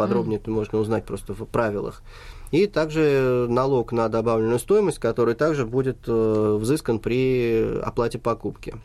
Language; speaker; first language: Russian; native; Russian